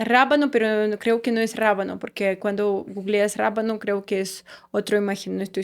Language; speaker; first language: Spanish; non-native, fluent; Russian